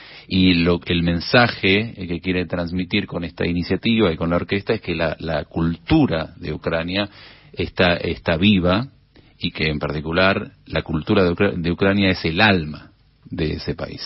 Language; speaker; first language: Spanish; native; Spanish